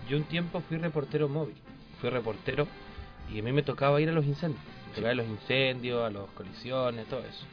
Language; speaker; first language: Spanish; native; Spanish